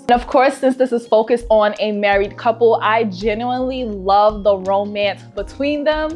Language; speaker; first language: English; native; English